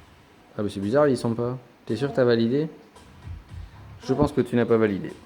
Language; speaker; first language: French; native; French